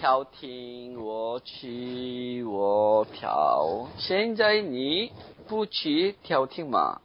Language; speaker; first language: Chinese; non-native, learner; Korean